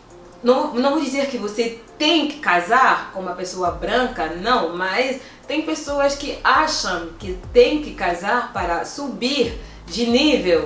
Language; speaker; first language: Portuguese; non-native, fluent; French